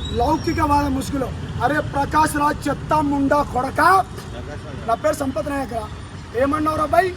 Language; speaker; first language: Telugu; non-native, local second language; Lambadi